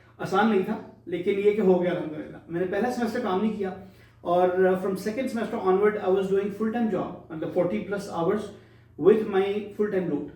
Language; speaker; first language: Urdu; early bilingual, heritage; Urdu